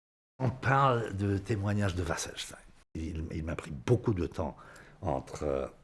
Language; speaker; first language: French; non-native, fluent; Polish